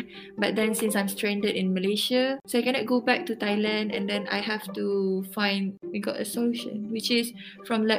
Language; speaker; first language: English; non-native, local second language; Malay